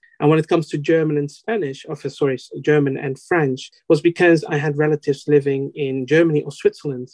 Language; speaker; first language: English; non-native, fluent; Dutch